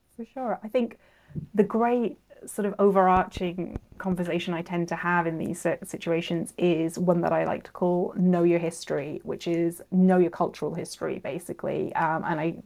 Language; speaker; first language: English; native; English